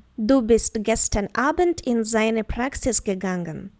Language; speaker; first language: German; non-native, fluent; Ukrainian